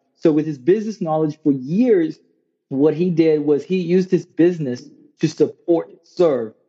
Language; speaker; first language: English; non-native, local second language; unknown